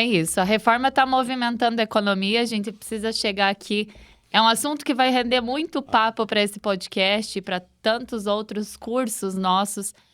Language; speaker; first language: Portuguese; native; Portuguese